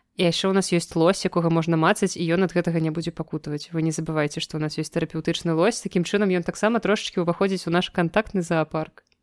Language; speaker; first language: Belarusian; non-native, local second language; Russian